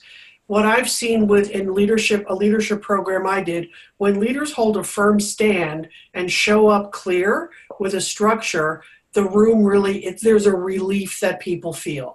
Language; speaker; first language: English; native; English